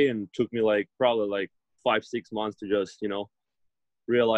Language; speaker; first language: English; non-native, fluent; Russian